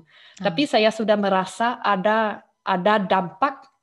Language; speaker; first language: Indonesian; non-native, fluent; German